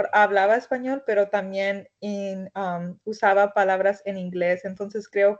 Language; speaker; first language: Spanish; early bilingual, heritage; Spanish